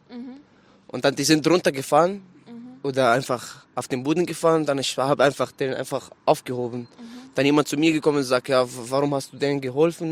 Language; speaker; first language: German; non-native, learner; Arabic